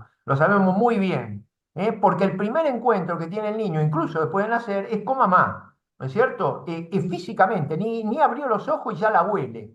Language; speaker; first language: Spanish; native; Spanish